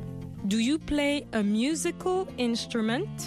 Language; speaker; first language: English; non-native, fluent; French